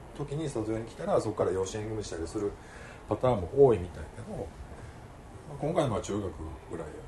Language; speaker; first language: Japanese; native; Japanese